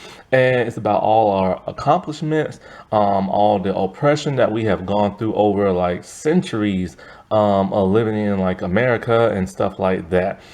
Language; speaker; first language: English; native; English